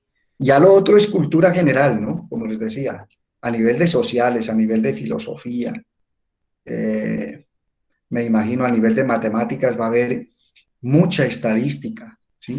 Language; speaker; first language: Spanish; native; Spanish